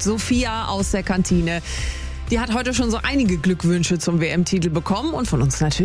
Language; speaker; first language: German; native; German